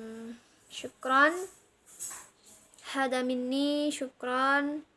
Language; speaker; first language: Arabic; non-native, learner; Indonesian